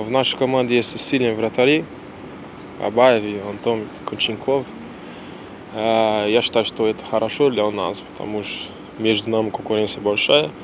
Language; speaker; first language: Russian; non-native, learner; Portuguese